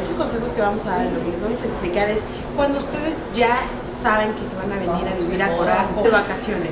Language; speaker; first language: Spanish; native; Spanish